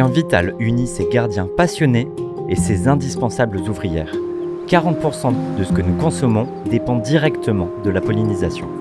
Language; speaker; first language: French; native; French